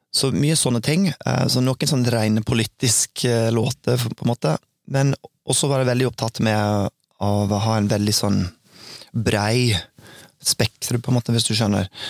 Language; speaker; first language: Norwegian; non-native, fluent; English